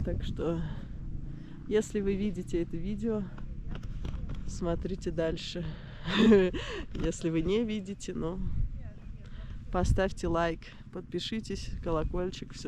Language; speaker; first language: Russian; native; Russian